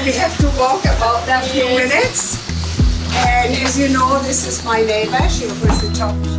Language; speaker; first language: English; non-native, fluent; German